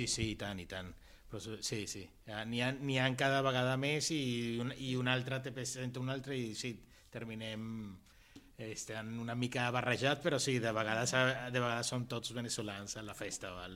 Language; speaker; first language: Catalan; non-native, fluent; Spanish